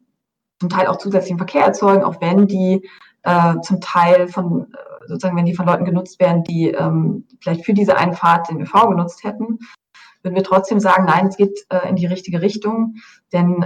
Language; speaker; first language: German; native; German